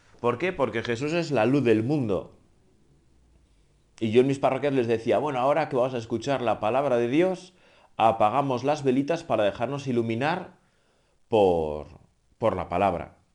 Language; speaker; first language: Spanish; native; Spanish